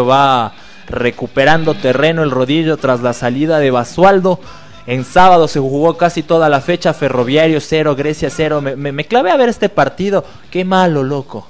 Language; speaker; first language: Spanish; native; Spanish